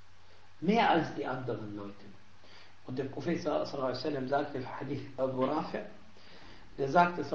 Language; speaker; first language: German; non-native, fluent; Arabic